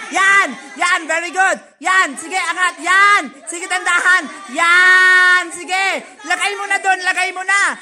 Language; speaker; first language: Filipino; non-native, local second language; Cebuano